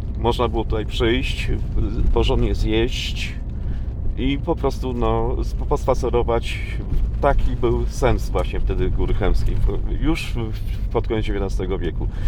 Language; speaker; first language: Polish; native; Polish